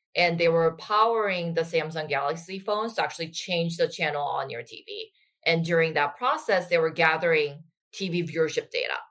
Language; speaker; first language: English; non-native, fluent; Korean